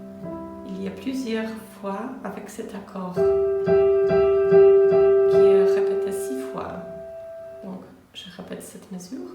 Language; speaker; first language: French; non-native, fluent; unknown